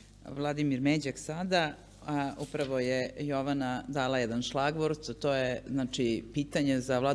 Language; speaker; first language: Serbian; native; Serbian